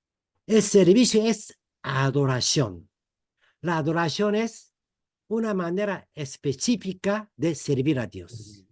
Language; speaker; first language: Spanish; non-native, fluent; Korean